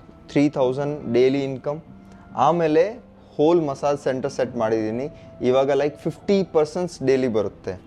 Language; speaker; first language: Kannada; non-native, local second language; Hindi